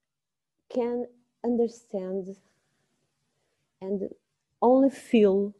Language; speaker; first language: English; non-native, learner; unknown